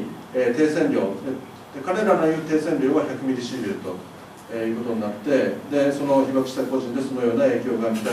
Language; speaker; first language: Japanese; native; Japanese